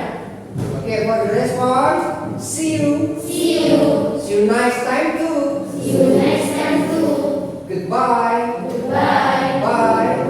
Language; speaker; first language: English; non-native, fluent; Indonesian